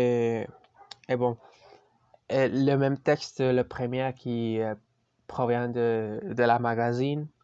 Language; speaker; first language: French; non-native, learner; Spanish